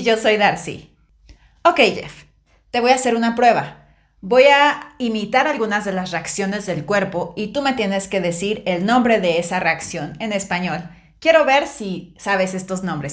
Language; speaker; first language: Spanish; native; Spanish